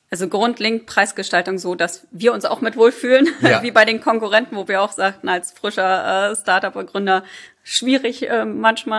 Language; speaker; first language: German; native; German